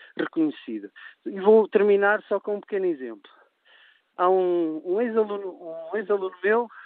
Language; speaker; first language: Portuguese; native; Portuguese